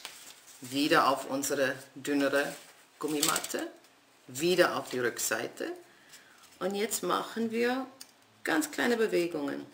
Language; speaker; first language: German; non-native, fluent; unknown